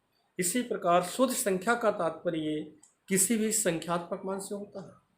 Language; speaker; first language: Hindi; native; Hindi